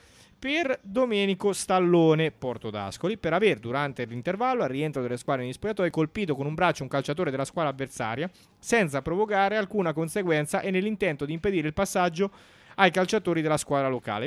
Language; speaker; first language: Italian; native; Italian